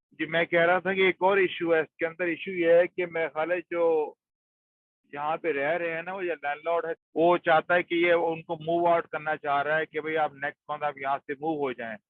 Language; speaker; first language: Urdu; native; Urdu